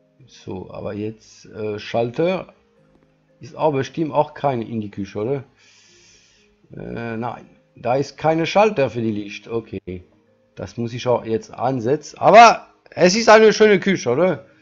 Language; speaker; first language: German; non-native, learner; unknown